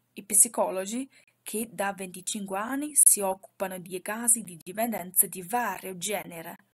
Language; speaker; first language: Italian; non-native, fluent; Chinese